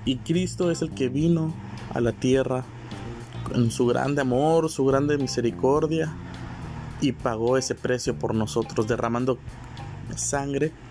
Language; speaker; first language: Spanish; native; Spanish